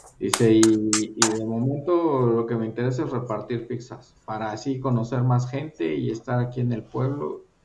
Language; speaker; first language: Spanish; native; Spanish